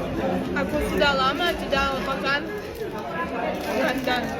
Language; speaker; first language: Indonesian; non-native, learner; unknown